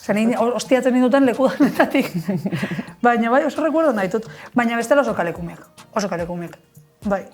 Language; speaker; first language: Basque; native; Basque